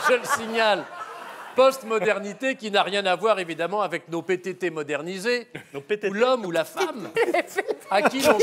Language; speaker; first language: French; native; French